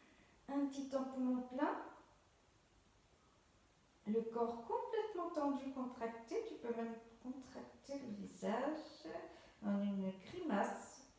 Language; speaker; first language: French; native; French